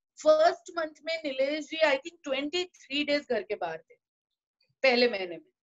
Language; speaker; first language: Hindi; non-native, local second language; Gujarati